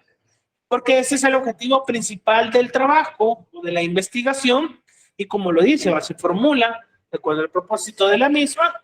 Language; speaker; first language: Spanish; native; Spanish